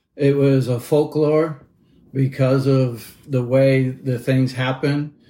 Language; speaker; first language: English; native; English